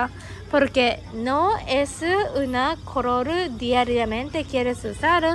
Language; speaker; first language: Spanish; non-native, learner; Japanese